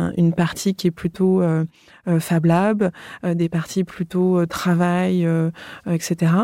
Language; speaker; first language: French; native; French